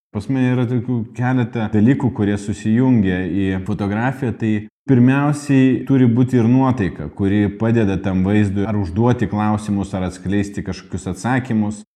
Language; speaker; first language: Lithuanian; non-native, local second language; Russian